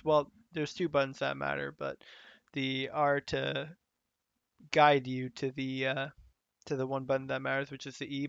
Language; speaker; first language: English; native; English